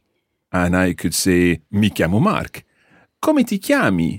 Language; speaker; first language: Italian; non-native, fluent; English